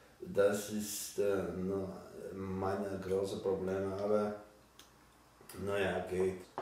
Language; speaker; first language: German; non-native, learner; Polish